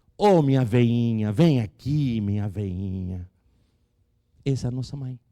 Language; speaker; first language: Portuguese; non-native, fluent; Spanish